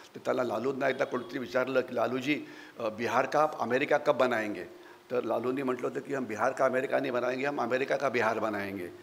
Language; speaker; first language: Hindi; non-native, local second language; Marathi